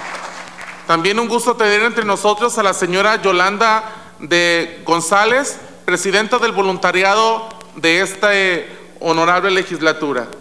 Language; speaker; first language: Spanish; native; Spanish